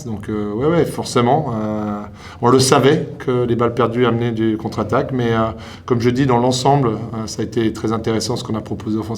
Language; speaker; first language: French; native; French